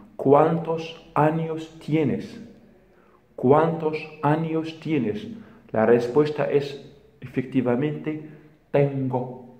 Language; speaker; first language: Spanish; non-native, fluent; Arabic